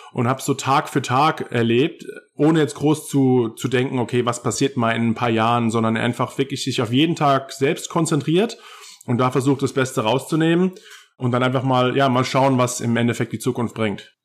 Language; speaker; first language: German; native; German